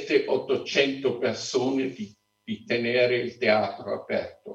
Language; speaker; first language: Italian; non-native, fluent; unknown